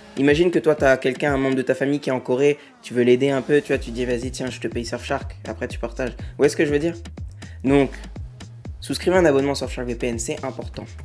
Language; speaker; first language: French; native; French